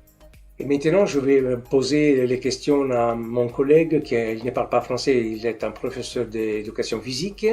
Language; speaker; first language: French; non-native, learner; Italian